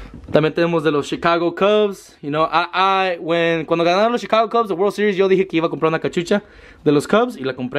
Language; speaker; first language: Spanish; early bilingual, heritage; Spanish